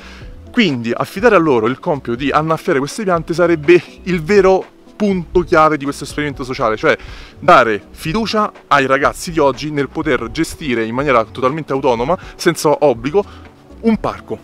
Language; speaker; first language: Italian; native; Italian